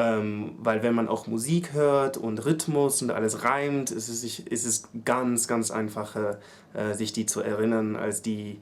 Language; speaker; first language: German; non-native, fluent; English